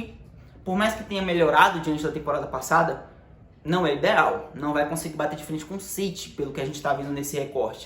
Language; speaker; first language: Portuguese; native; Portuguese